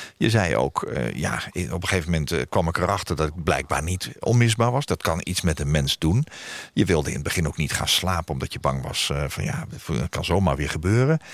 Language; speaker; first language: Dutch; native; Dutch